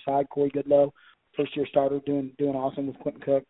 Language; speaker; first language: English; native; English